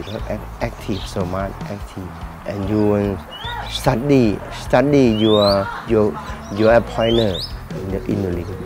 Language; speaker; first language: English; non-native, learner; Thai